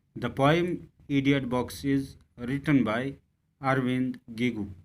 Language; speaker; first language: English; non-native, local second language; Urdu